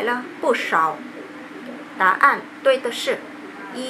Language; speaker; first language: Chinese; non-native, learner; Vietnamese